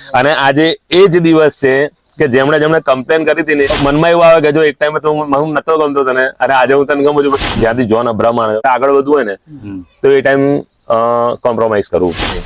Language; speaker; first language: Gujarati; non-native, local second language; Sindhi